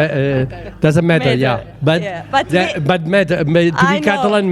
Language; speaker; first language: English; non-native, learner; Catalan